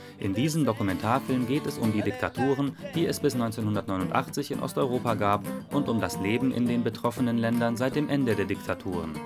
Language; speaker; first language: German; native; German